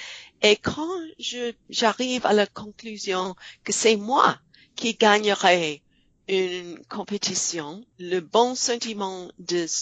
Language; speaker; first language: French; non-native, fluent; English